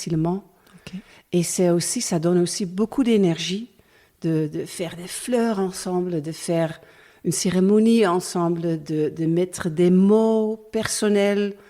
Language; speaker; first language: French; non-native, learner; Dutch